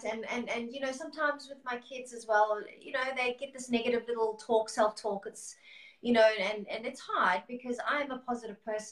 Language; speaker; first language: English; native; English